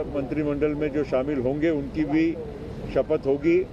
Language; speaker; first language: Hindi; non-native, local second language; Marathi